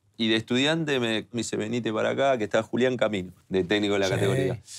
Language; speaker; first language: Spanish; native; Spanish